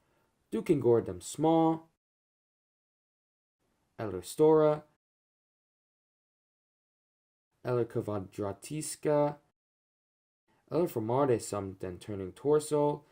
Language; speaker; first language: Swedish; non-native, learner; English